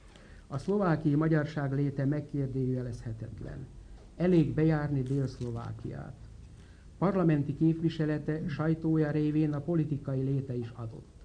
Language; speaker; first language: Hungarian; native; Hungarian